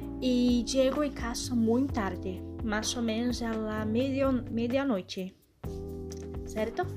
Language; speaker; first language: Spanish; non-native, learner; Portuguese